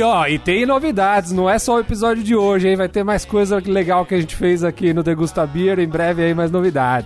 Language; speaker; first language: Portuguese; native; Portuguese